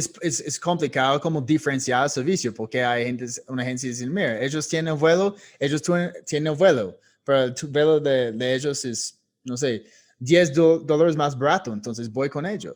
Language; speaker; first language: Spanish; non-native, fluent; English